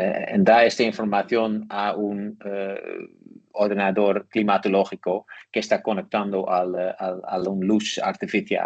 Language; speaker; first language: Spanish; non-native, learner; Dutch